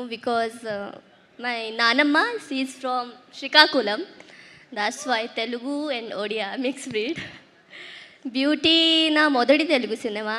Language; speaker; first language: Telugu; early bilingual, heritage; Telugu